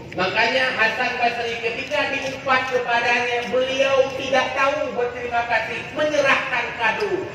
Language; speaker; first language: Malay; non-native, local second language; Achinese